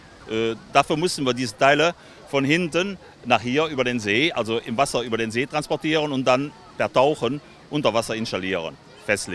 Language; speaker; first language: German; native; German